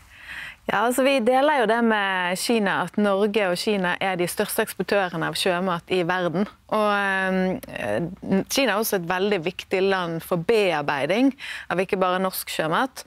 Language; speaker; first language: Norwegian; native; Norwegian